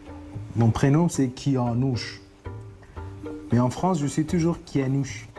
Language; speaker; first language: French; non-native, fluent; Persian